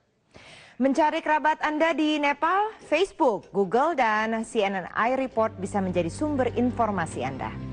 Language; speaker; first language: Indonesian; native; Indonesian